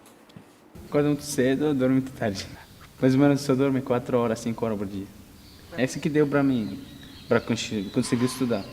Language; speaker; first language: Portuguese; non-native, learner; Arabic